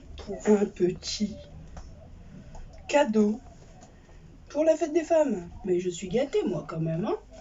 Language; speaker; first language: French; native; French